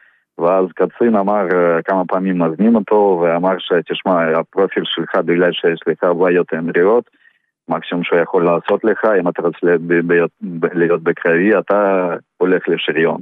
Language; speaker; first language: Hebrew; non-native, fluent; Russian